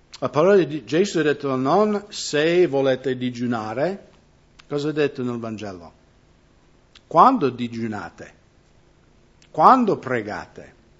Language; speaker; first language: Italian; non-native, fluent; English